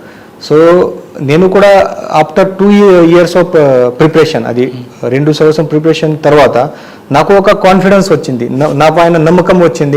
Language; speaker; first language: Telugu; non-native, learner; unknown